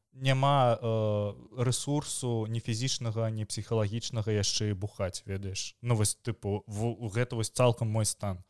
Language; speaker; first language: Belarusian; non-native, local second language; Russian